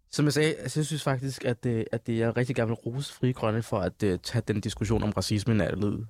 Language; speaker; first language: Danish; early bilingual, other home language; Somali